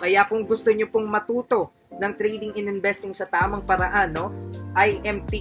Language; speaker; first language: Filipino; native; Filipino